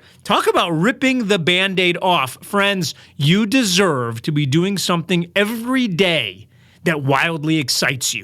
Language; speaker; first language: English; native; English